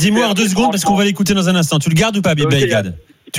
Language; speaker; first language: French; native; French